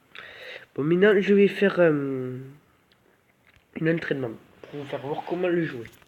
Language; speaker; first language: French; native; French